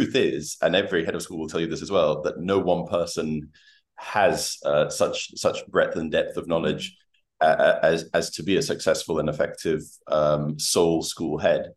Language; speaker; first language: English; native; English